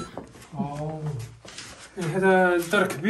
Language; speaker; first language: Arabic; non-native, learner; Korean